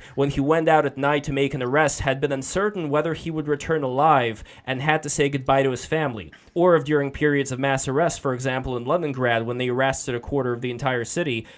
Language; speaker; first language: English; non-native, fluent; Russian